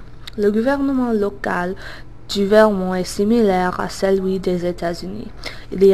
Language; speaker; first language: French; non-native, learner; English